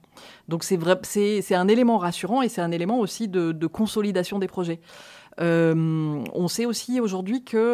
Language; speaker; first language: French; native; French